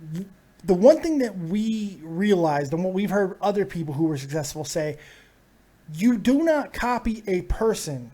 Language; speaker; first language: English; native; English